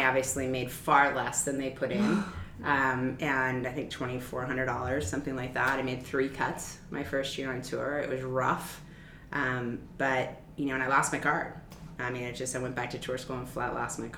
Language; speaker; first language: English; native; English